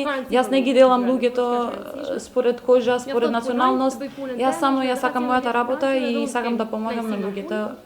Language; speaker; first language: Macedonian; non-native, fluent; Albanian